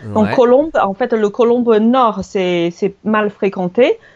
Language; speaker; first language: French; non-native, fluent; Chinese